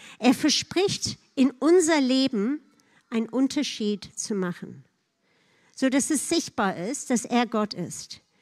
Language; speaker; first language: German; non-native, fluent; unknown